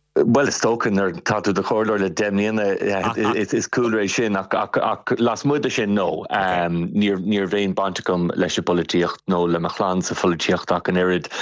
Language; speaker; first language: Irish; non-native, local second language; English